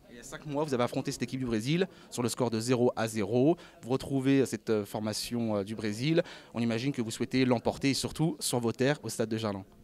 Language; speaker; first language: French; native; French